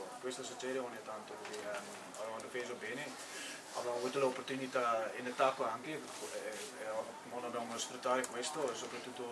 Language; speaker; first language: Italian; non-native, learner; English